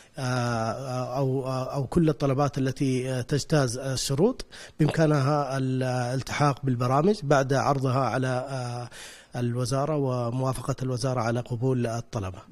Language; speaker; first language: Arabic; native; Arabic